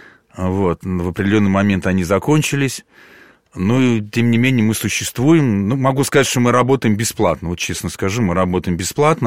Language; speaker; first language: Russian; native; Russian